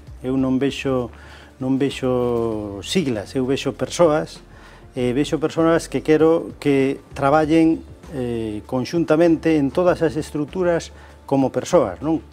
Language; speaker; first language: Galician; native; Galician